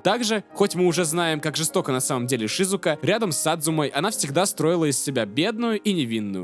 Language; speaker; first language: Russian; native; Russian